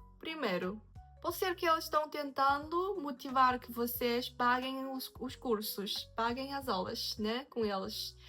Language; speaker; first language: Portuguese; non-native, fluent; Chinese